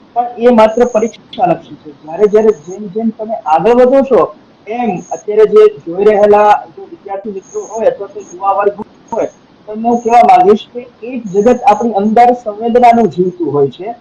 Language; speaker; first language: Gujarati; native; Gujarati